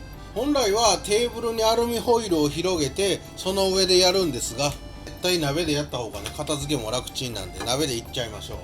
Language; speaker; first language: Japanese; native; Japanese